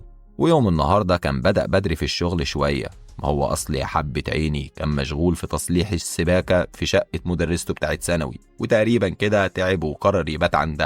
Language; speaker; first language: Arabic; native; Arabic